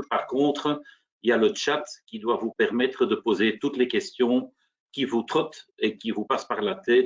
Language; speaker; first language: French; native; French